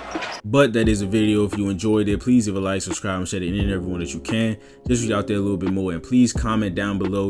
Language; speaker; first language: English; native; English